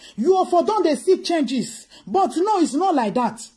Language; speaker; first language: English; non-native, local second language; Bini